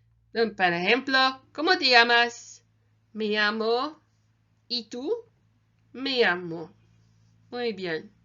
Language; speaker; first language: Spanish; non-native, learner; English